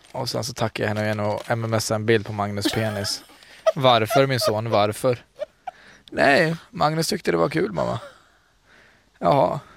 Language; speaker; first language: Swedish; early bilingual, other home language; Central Kurdish